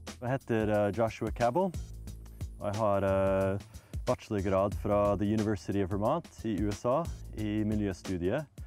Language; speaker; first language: Norwegian; non-native, fluent; English